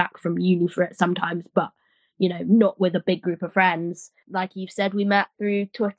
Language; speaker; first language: English; native; English